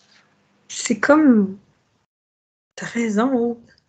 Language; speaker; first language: French; native; French